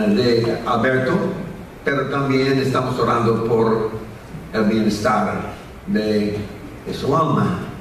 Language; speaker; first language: Spanish; non-native, fluent; English